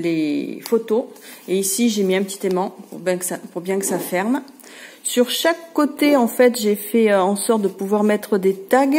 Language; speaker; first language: French; native; French